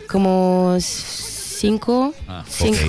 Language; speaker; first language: Spanish; non-native, learner; French